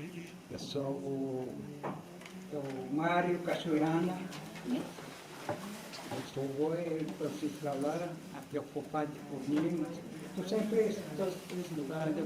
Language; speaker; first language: Portuguese; non-native, local second language; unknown